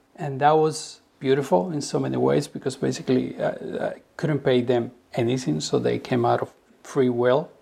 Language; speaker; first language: English; non-native, fluent; Spanish